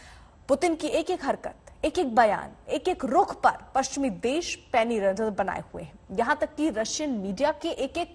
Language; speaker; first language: Hindi; native; Hindi